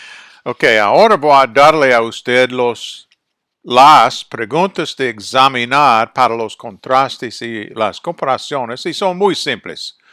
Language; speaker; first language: Spanish; non-native, fluent; English